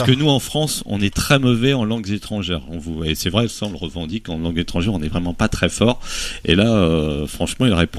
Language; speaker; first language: French; native; French